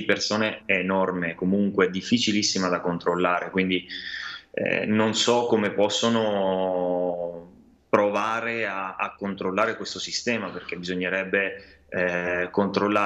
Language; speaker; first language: Italian; native; Italian